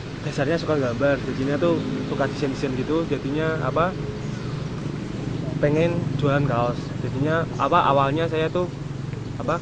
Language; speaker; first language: Indonesian; non-native, local second language; Javanese